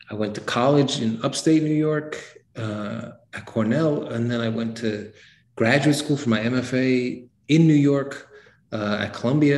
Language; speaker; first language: English; native; English